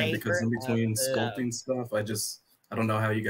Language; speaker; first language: English; native; English